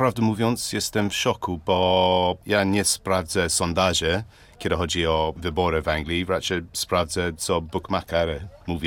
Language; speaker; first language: Polish; non-native, learner; English